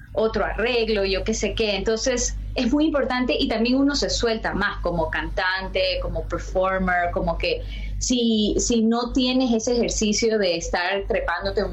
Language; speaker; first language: Spanish; early bilingual, heritage; Spanish